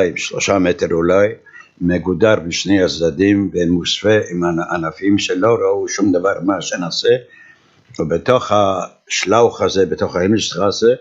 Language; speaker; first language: Hebrew; non-native, fluent; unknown